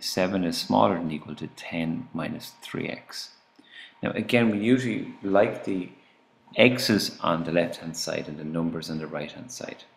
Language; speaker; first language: English; native; English